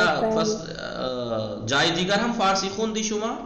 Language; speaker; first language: Persian; non-native, fluent; Urdu